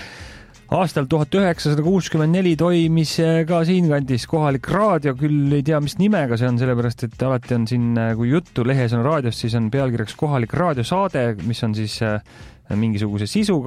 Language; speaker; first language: Estonian; native; Estonian